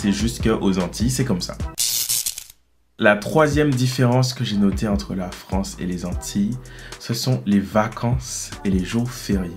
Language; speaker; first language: French; native; French